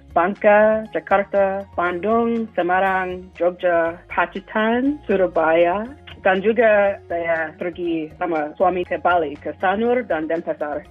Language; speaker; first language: Indonesian; non-native, fluent; English